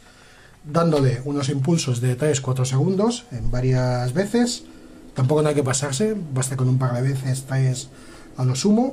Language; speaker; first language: Spanish; native; Spanish